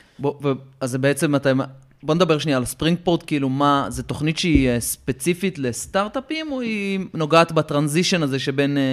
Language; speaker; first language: Hebrew; native; Hebrew